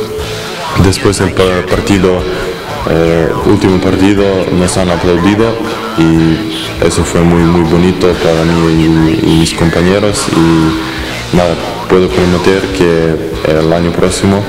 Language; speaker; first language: Spanish; non-native, fluent; Serbian